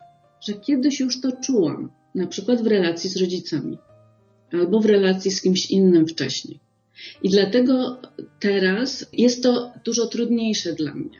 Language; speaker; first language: Polish; native; Polish